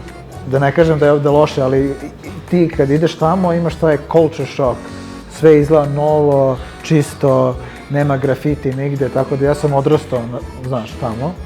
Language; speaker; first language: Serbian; early bilingual, heritage; Serbian